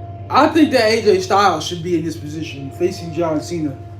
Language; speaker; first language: English; native; English